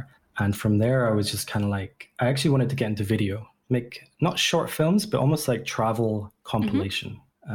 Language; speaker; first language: English; native; English